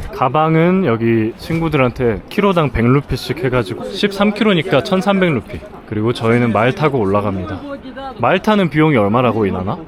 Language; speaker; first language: Korean; native; Korean